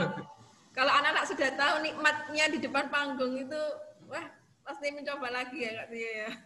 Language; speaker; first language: Indonesian; native; Indonesian